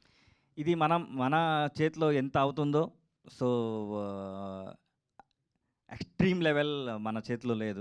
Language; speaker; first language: Telugu; non-native, learner; Kannada